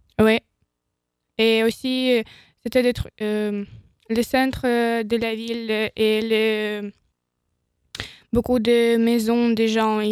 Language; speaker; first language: French; non-native, learner; Ukrainian